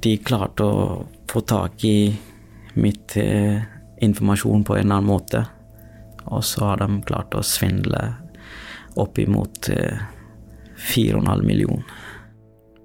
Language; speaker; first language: Norwegian; non-native, fluent; Tamil